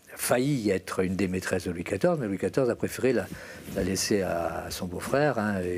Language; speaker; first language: French; native; French